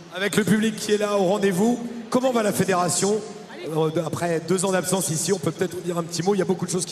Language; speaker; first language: French; native; French